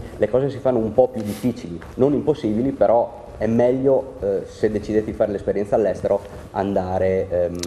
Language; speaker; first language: Italian; native; Italian